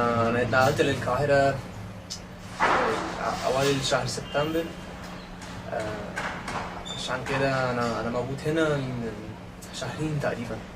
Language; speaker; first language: Arabic; non-native, fluent; English